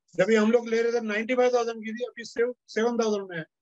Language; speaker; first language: Hindi; non-native, local second language; Gujarati